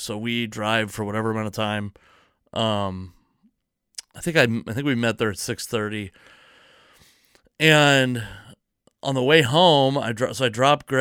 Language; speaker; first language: English; native; English